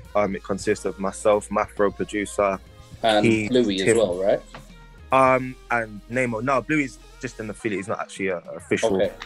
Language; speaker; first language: English; native; English